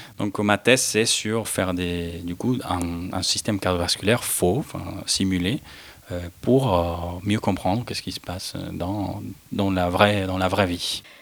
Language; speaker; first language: French; non-native, fluent; Spanish